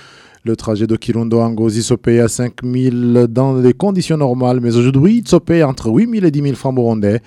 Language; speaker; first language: French; non-native, local second language; Rundi